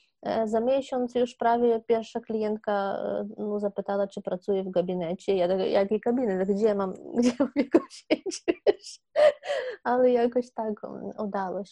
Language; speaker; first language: Polish; non-native, fluent; Ukrainian